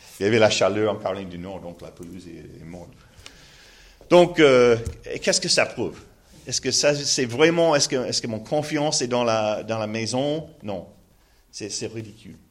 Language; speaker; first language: French; non-native, learner; English